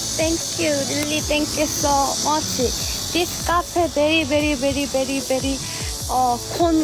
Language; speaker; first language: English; non-native, learner; Korean